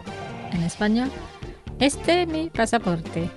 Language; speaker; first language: Spanish; non-native, fluent; Indonesian